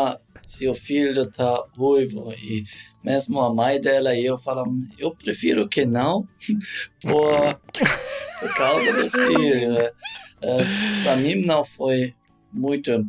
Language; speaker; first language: Portuguese; non-native, learner; German